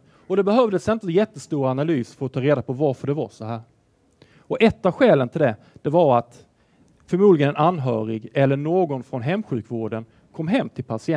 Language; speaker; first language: Swedish; native; Swedish